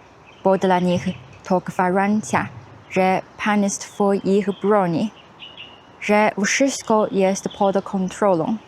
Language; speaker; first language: Polish; non-native, fluent; Chinese